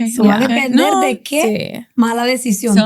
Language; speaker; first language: Spanish; native; Spanish